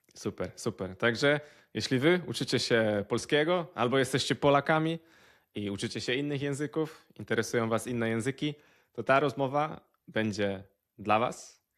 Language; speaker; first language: Polish; native; Polish